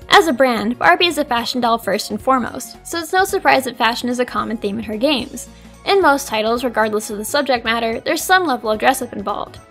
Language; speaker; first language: English; native; English